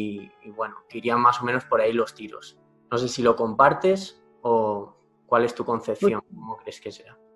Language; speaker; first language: Spanish; native; Spanish